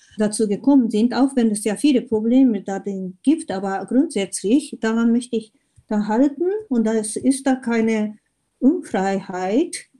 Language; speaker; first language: German; non-native, fluent; Japanese